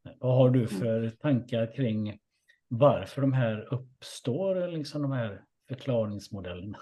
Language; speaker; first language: Swedish; native; Swedish